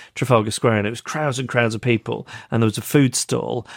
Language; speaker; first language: English; native; English